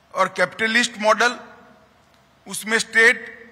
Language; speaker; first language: Hindi; non-native, local second language; Gujarati